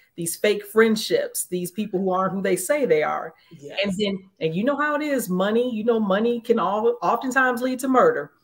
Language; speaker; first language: English; native; English